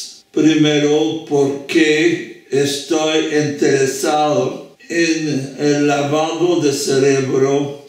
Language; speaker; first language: Spanish; non-native, fluent; French